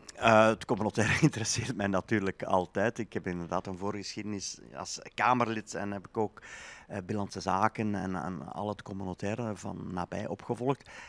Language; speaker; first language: Dutch; native; Dutch